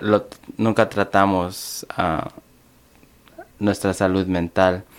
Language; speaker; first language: Spanish; early bilingual, other home language; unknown